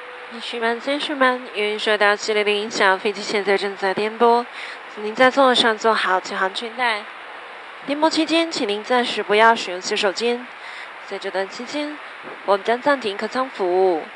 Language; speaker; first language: Chinese; native; Chinese